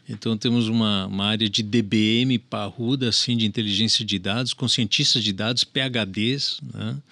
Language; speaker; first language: Portuguese; early bilingual, other home language; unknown